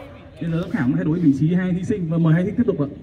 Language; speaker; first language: Vietnamese; native; Vietnamese